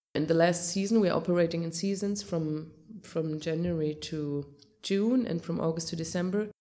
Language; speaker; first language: English; non-native, fluent; German